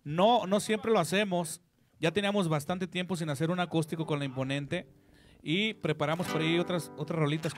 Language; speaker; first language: Spanish; native; Spanish